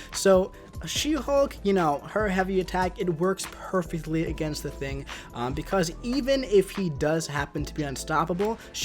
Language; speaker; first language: English; native; English